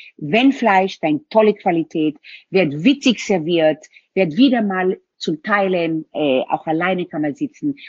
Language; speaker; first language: German; non-native, fluent; Hebrew